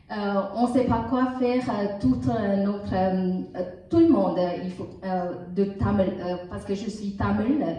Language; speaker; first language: French; non-native, learner; Tamil